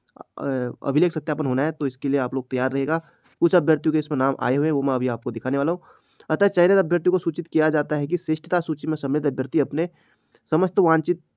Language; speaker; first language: Hindi; native; Hindi